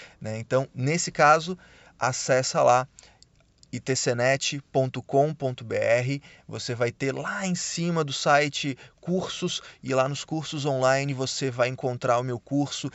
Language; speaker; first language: Portuguese; native; Portuguese